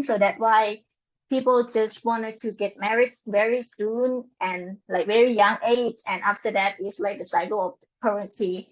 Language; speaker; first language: English; non-native, learner; Lao